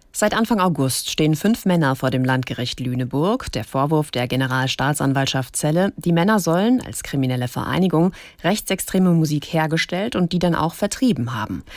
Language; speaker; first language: German; native; German